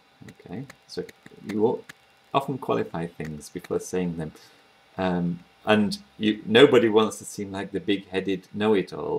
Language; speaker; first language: English; native; English